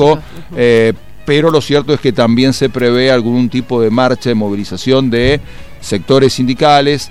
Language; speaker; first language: Spanish; native; Spanish